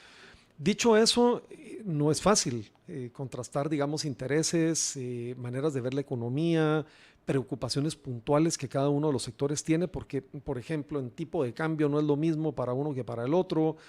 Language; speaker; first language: Spanish; native; Spanish